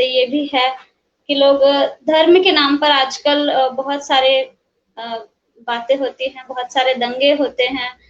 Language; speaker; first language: Hindi; native; Hindi